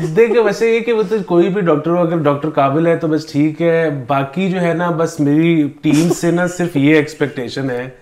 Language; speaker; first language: Urdu; native; Urdu